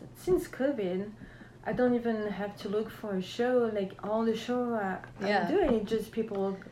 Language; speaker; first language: English; non-native, fluent; French